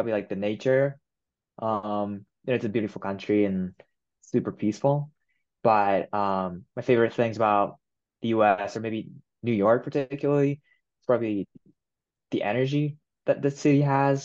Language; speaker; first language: English; non-native, fluent; Japanese